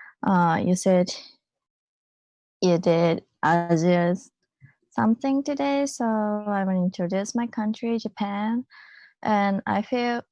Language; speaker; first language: English; non-native, learner; Japanese